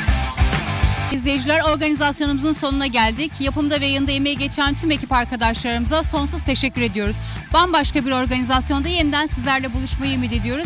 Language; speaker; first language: Turkish; native; Turkish